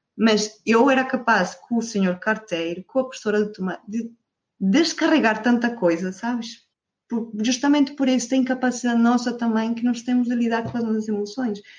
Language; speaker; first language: Portuguese; non-native, fluent; Spanish